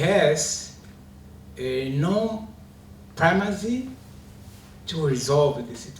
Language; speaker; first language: English; non-native, learner; Portuguese